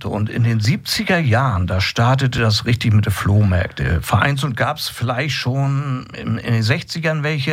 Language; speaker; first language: German; native; German